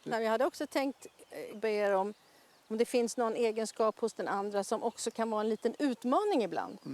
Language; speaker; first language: Swedish; native; Swedish